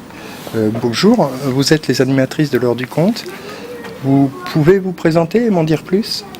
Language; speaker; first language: French; native; French